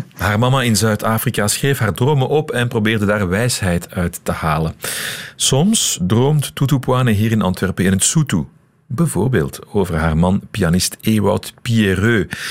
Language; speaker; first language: Dutch; native; Dutch